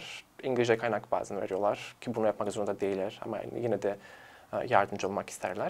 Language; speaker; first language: Turkish; non-native, fluent; Serbian